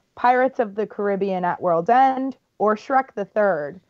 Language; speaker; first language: English; native; English